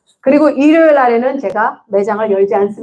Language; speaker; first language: Korean; native; Korean